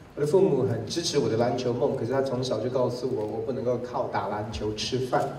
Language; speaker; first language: Chinese; native; Chinese